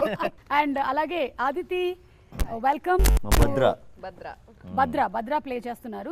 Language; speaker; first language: Telugu; native; Telugu